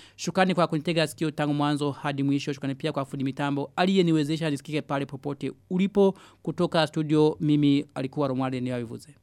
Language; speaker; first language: Swahili; non-native, local second language; Rundi